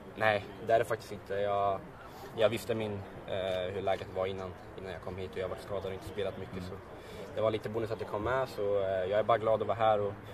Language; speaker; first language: Swedish; native; Swedish